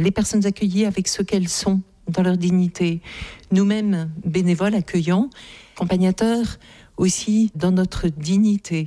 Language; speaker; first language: French; native; French